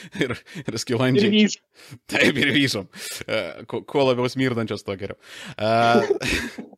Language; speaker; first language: Lithuanian; native; Lithuanian